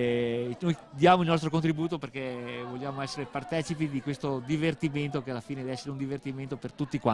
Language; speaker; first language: Italian; native; Italian